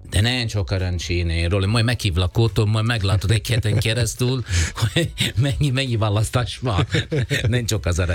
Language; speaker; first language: Hungarian; non-native, fluent; Italian